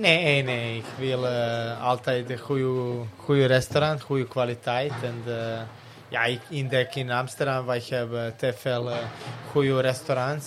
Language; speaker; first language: Dutch; non-native, learner; Serbian